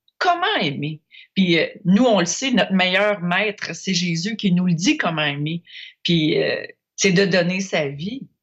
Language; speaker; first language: French; native; French